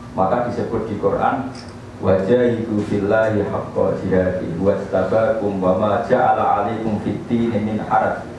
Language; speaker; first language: Malay; non-native, local second language; Javanese